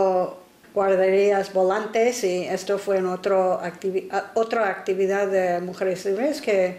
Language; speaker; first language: Spanish; non-native, fluent; English